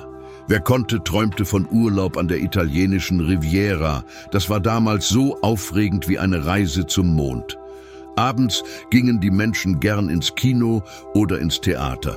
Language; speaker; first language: German; native; German